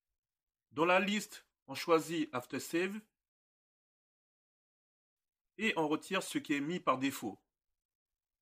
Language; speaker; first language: French; native; French